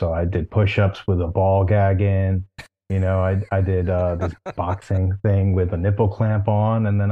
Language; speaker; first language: English; native; English